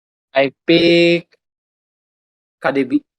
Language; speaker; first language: English; non-native, learner; Indonesian